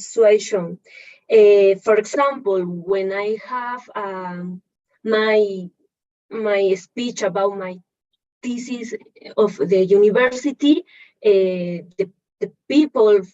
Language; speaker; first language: English; non-native, learner; Spanish